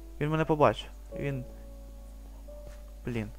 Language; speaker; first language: Ukrainian; native; Ukrainian